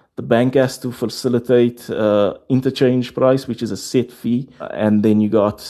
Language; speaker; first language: English; native; English